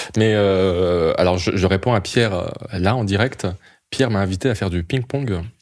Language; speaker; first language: French; native; French